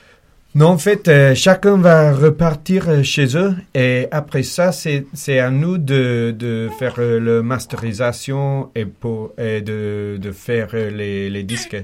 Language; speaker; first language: French; non-native, fluent; English